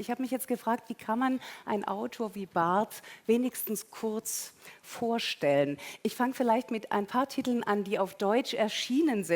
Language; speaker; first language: German; native; German